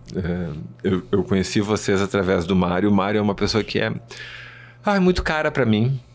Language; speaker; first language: Portuguese; early bilingual, other home language; Spanish